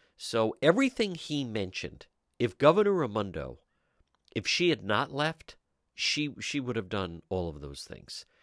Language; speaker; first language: English; native; English